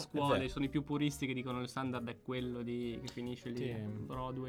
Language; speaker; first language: Italian; native; Italian